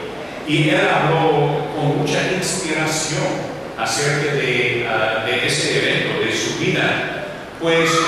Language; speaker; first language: Spanish; non-native, learner; English